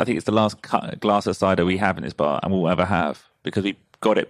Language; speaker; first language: English; native; English